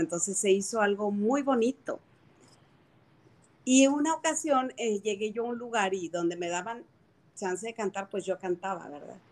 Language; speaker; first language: Spanish; native; Spanish